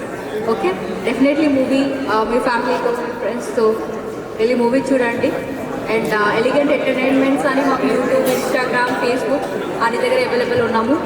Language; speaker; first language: Telugu; non-native, fluent; Odia